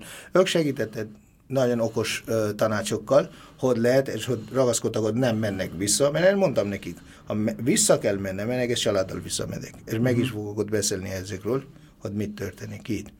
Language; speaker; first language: Hungarian; non-native, fluent; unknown